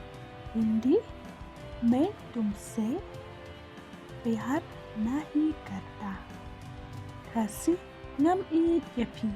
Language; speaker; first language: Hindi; non-native, local second language; Khasi